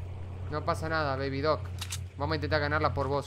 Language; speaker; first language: Spanish; native; Spanish